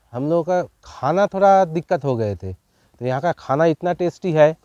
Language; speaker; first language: Hindi; non-native, local second language; Bangla